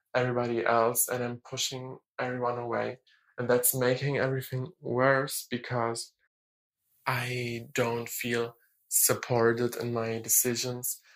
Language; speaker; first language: English; non-native, fluent; German